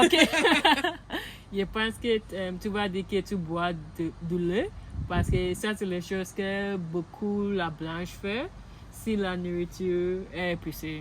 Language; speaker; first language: French; non-native, learner; Akan